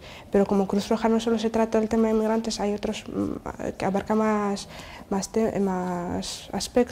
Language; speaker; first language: Spanish; non-native, fluent; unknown